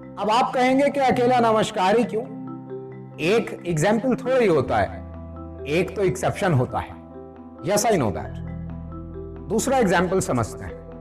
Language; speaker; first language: Hindi; native; Hindi